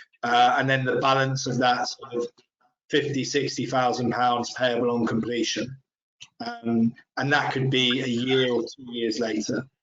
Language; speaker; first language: English; native; English